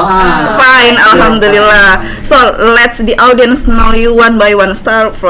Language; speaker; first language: English; non-native, learner; Indonesian